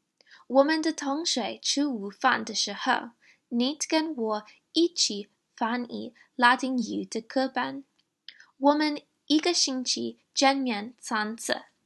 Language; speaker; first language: Chinese; non-native, learner; English